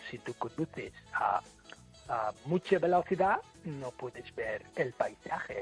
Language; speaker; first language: Spanish; non-native, fluent; English